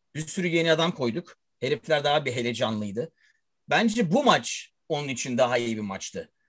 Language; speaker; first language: Turkish; early bilingual, heritage; Turkish